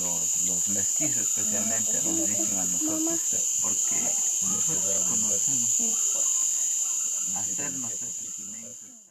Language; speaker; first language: Spanish; non-native, local second language; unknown